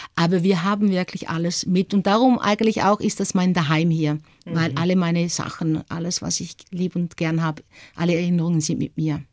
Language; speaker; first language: German; native; German